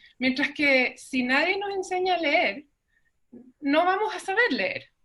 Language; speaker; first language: Spanish; native; Spanish